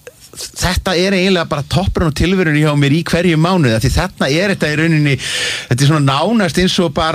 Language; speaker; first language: Icelandic; native; Icelandic